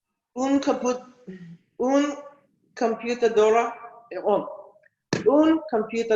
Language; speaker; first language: Spanish; non-native, learner; English